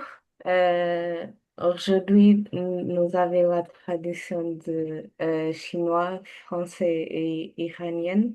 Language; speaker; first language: French; non-native, learner; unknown